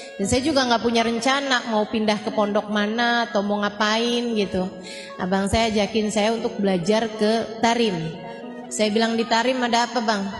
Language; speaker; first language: Indonesian; native; Indonesian